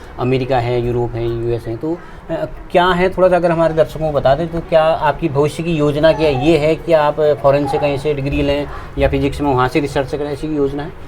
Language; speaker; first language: Hindi; native; Hindi